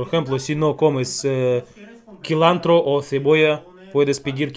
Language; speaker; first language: Spanish; non-native, learner; Russian